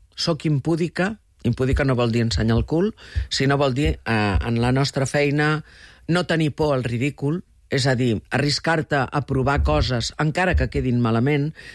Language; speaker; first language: Catalan; early bilingual, heritage; Catalan